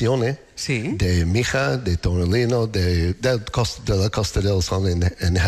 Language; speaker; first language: Spanish; non-native, learner; English